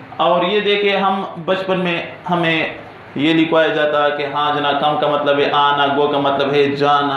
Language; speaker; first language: Urdu; non-native, local second language; Pashto